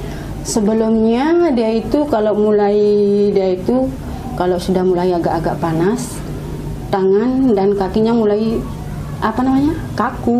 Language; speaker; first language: Indonesian; non-native, local second language; Sasak